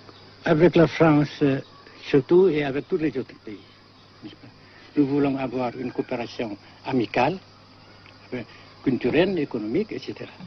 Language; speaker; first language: French; non-native, fluent; Vietnamese